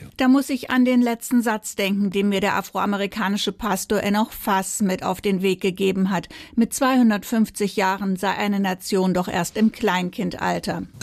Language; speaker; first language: German; native; German